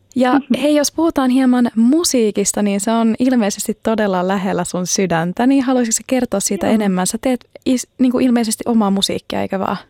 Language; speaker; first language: Finnish; native; Finnish